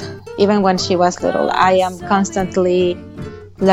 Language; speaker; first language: English; non-native, fluent; Spanish